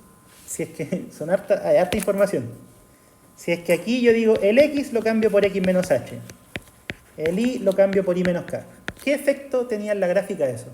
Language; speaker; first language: Spanish; native; Spanish